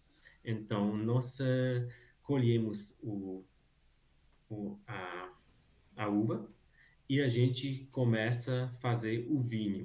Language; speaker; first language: Portuguese; non-native, fluent; Hungarian